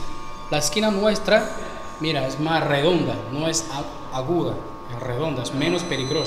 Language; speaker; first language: Spanish; non-native, fluent; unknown